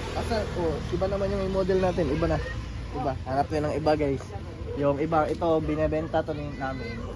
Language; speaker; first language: Filipino; non-native, local second language; Cebuano